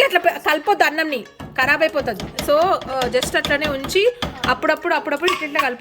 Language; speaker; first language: Telugu; native; Telugu